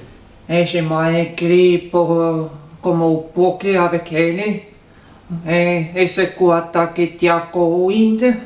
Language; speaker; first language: French; non-native, learner; Bulgarian